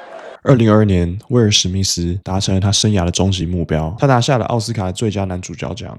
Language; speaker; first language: Chinese; native; Chinese